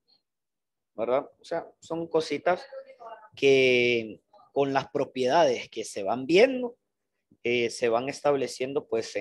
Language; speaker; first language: Spanish; native; Spanish